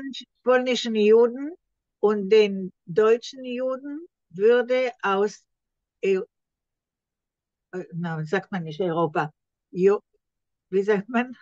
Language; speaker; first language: German; non-native, learner; Hebrew